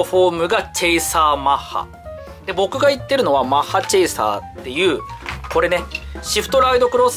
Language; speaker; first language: Japanese; native; Japanese